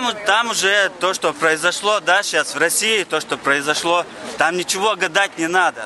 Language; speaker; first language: Russian; non-native, local second language; Chechen